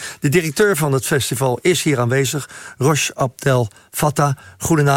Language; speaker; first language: Dutch; native; Dutch